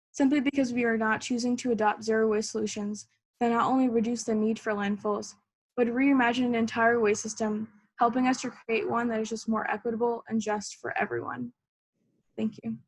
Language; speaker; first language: English; native; English